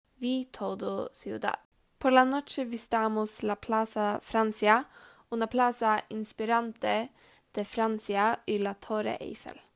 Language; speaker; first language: Spanish; non-native, learner; Swedish